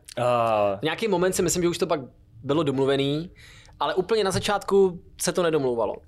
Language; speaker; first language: Czech; native; Czech